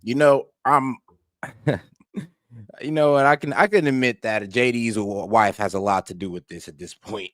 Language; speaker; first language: English; native; English